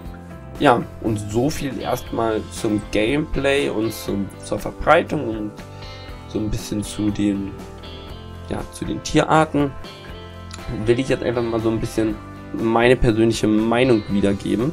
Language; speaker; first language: German; native; German